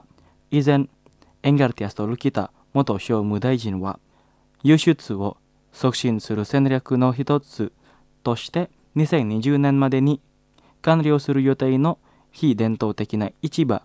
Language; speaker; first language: Japanese; non-native, fluent; Indonesian